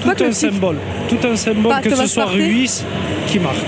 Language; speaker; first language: French; native; French